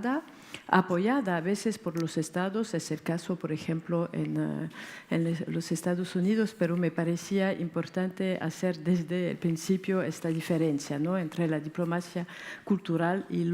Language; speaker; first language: Spanish; non-native, fluent; French